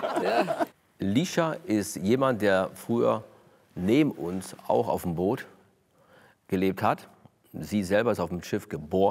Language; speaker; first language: German; non-native, fluent; English